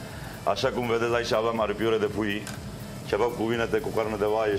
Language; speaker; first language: Romanian; non-native, fluent; Turkish